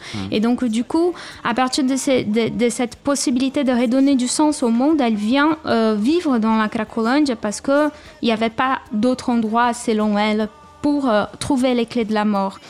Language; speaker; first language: French; non-native, fluent; Portuguese